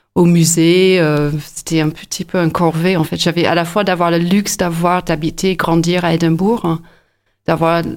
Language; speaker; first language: French; non-native, fluent; English